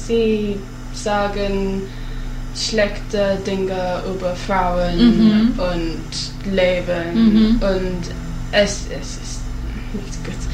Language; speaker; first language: German; non-native, learner; English